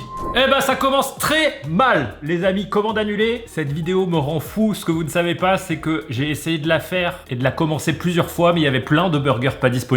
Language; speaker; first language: French; native; French